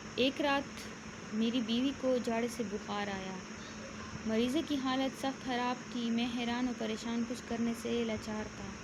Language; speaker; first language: Urdu; non-native, local second language; Pashto